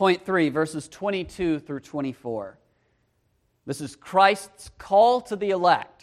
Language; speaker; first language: English; native; English